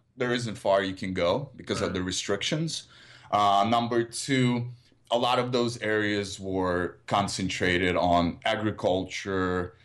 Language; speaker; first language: English; early bilingual, other home language; Russian